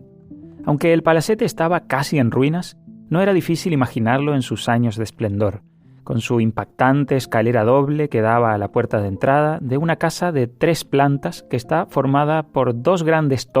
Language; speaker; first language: Spanish; native; Spanish